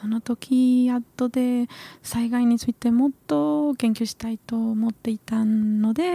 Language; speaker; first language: Japanese; non-native, learner; Spanish